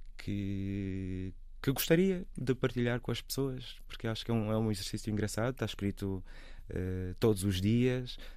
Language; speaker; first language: Portuguese; native; Portuguese